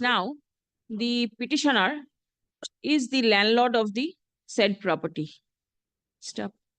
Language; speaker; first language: English; non-native, local second language; Bangla